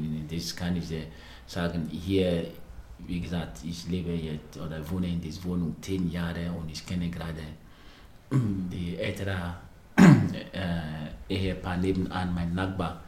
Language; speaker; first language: German; non-native, fluent; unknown